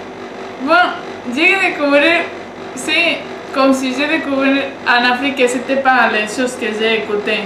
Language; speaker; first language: French; non-native, learner; Spanish